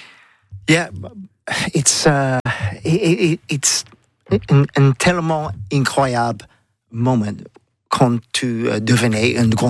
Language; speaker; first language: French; non-native, learner; English